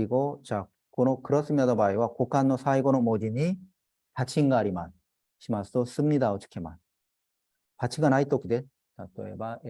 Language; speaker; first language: Japanese; non-native, fluent; Korean